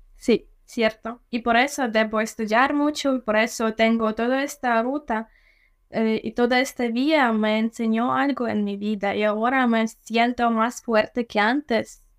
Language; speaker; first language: Spanish; non-native, fluent; Ukrainian